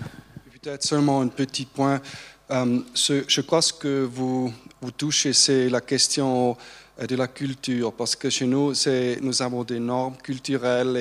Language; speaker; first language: French; non-native, fluent; German